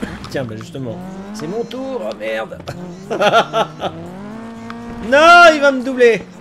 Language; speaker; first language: French; native; French